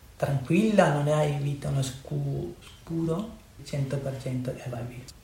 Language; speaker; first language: Italian; non-native, learner; Urdu